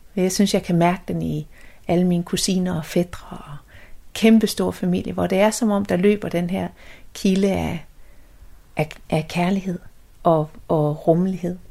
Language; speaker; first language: Danish; native; Danish